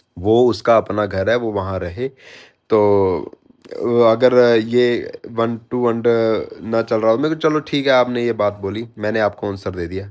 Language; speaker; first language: Hindi; native; Hindi